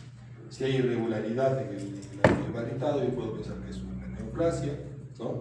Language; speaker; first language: Spanish; native; Spanish